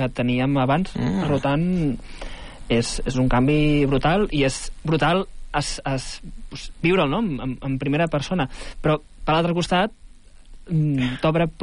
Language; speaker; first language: Catalan; native; Catalan